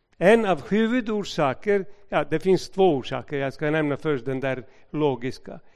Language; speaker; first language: Swedish; non-native, fluent; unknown